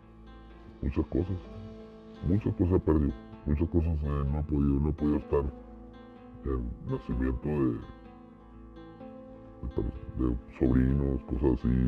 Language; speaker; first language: Spanish; native; Spanish